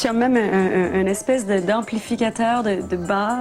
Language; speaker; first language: French; native; French